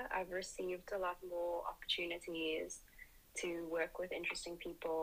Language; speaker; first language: English; native; English